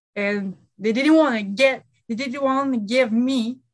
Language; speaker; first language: English; native; English